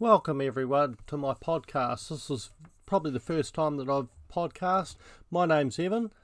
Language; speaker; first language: English; native; English